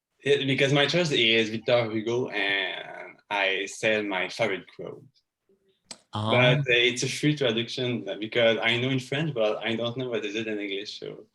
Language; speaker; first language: English; non-native, learner; French